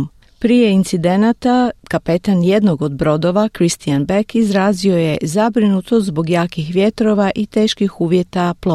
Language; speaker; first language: Croatian; native; Croatian